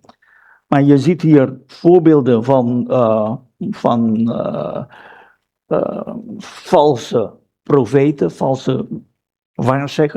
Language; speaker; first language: Dutch; non-native, fluent; Indonesian